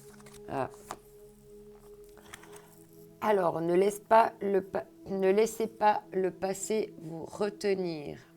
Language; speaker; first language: French; native; French